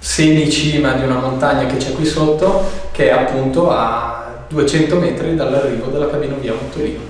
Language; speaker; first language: Italian; native; Italian